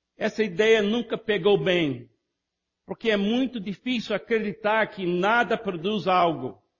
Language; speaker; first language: Portuguese; non-native, fluent; English